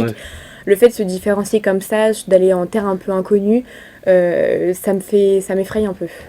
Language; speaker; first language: French; native; French